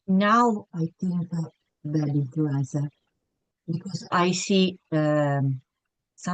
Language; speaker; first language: English; non-native, learner; Italian